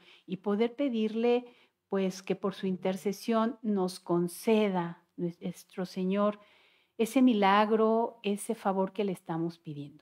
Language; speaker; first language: Spanish; native; Spanish